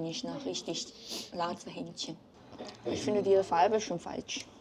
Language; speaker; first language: German; non-native, learner; Chinese